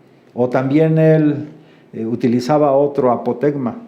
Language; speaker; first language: Spanish; native; Spanish